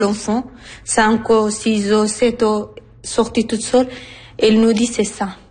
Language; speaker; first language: French; non-native, learner; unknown